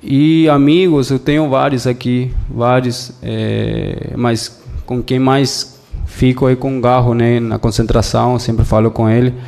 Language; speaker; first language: Portuguese; non-native, fluent; Spanish